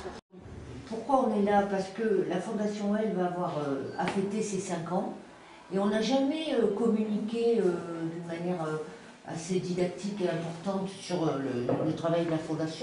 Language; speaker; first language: French; native; French